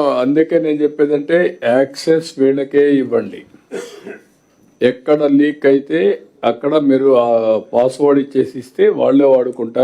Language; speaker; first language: Telugu; native; Telugu